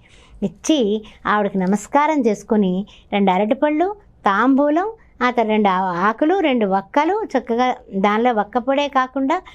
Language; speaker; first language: Telugu; native; Telugu